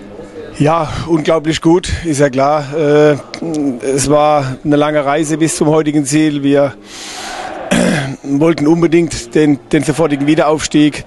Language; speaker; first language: German; native; German